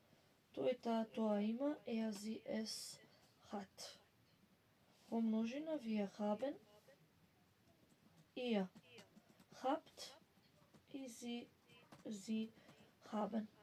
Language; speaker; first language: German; non-native, fluent; Macedonian